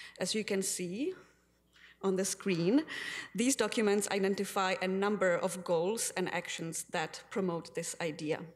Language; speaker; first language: English; non-native, fluent; Czech